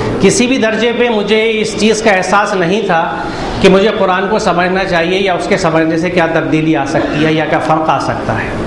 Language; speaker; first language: Urdu; native; Urdu